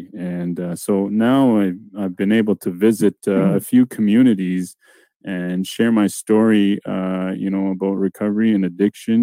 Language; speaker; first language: English; non-native, fluent; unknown